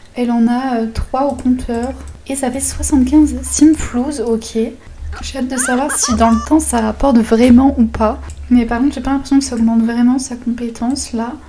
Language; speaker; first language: French; native; French